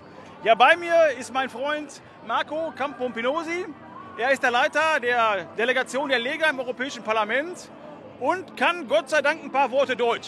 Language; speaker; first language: German; native; German